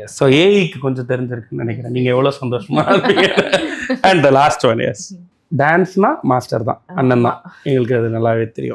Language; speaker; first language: Tamil; native; Tamil